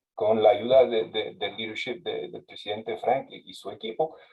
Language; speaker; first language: Spanish; non-native, fluent; French